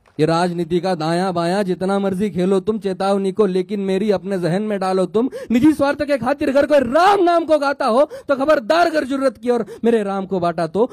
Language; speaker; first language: Hindi; non-native, local second language; Marathi